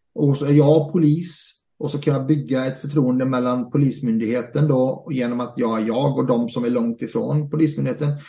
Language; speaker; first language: Swedish; early bilingual, other home language; Arabic